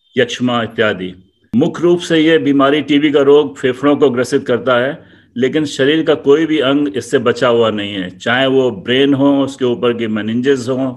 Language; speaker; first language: Hindi; native; Hindi